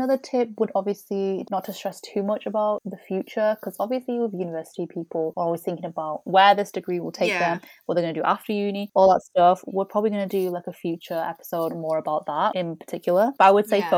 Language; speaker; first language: English; native; English